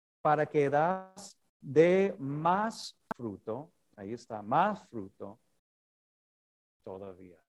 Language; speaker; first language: Spanish; non-native, fluent; English